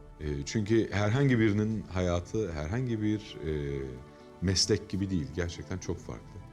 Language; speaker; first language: Turkish; native; Turkish